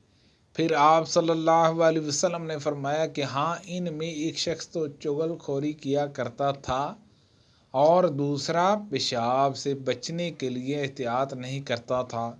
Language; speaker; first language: Urdu; native; Urdu